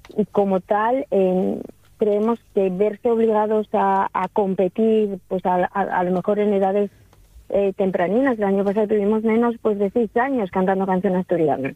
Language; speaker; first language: Spanish; native; Spanish